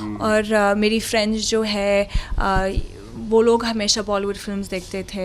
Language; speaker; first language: Hindi; non-native, learner; Arabic